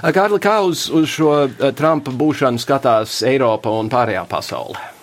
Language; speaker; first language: Latvian; early bilingual, heritage; English